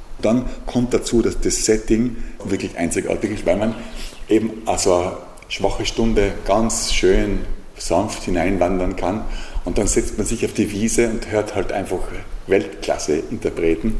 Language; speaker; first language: German; native; German